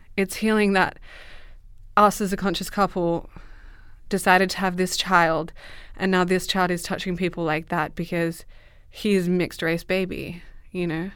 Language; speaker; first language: English; native; English